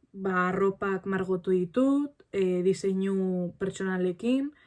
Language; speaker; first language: Basque; non-native, local second language; Spanish